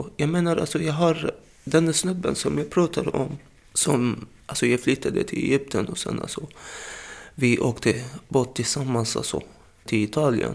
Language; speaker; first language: Swedish; non-native, fluent; Arabic